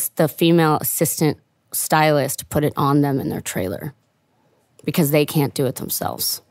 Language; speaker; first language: English; non-native, fluent; Italian